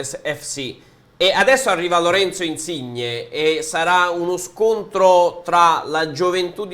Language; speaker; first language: Italian; native; Italian